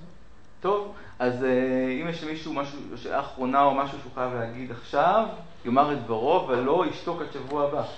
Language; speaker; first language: Hebrew; native; Hebrew